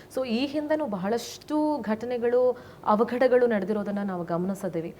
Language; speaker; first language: Kannada; native; Kannada